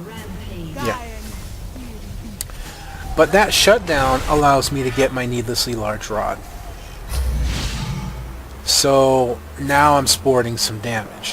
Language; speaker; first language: English; native; English